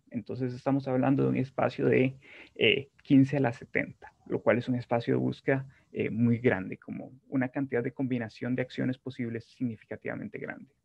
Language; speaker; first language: Spanish; native; Spanish